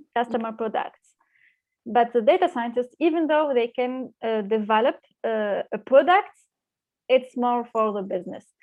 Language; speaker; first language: English; non-native, fluent; Arabic